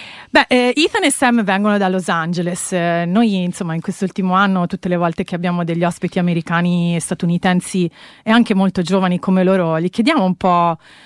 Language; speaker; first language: Italian; native; Italian